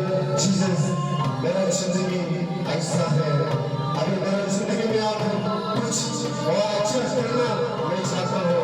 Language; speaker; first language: Hindi; non-native, local second language; Telugu